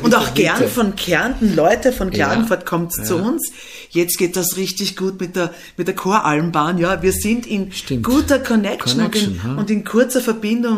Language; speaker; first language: German; native; German